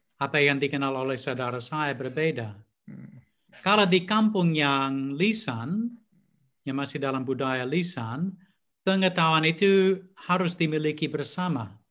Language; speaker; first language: Indonesian; non-native, fluent; English